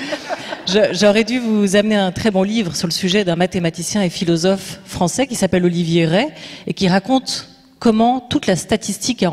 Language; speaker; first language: French; native; French